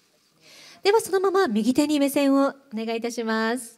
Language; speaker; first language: Japanese; native; Japanese